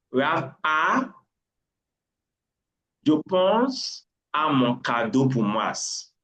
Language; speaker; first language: French; non-native, learner; English